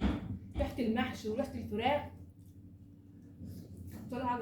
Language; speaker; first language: Arabic; native; Arabic